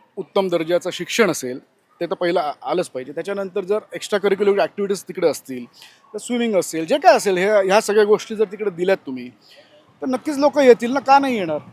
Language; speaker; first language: Marathi; non-native, local second language; Gujarati